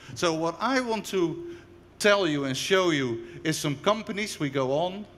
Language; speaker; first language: English; non-native, fluent; Dutch